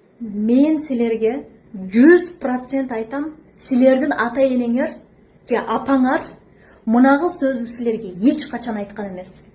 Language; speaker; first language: Kyrgyz; native; Kyrgyz